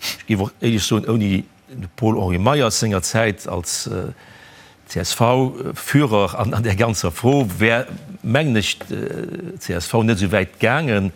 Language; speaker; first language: Luxembourgish; native; Luxembourgish